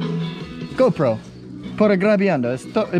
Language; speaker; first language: Spanish; non-native, learner; English